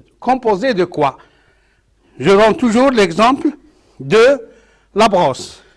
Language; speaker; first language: French; non-native, local second language; Arabic